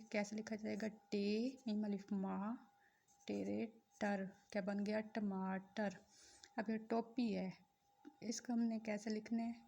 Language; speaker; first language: Urdu; non-native, local second language; Punjabi